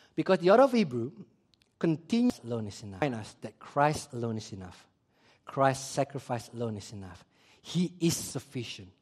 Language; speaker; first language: English; early bilingual, other home language; Indonesian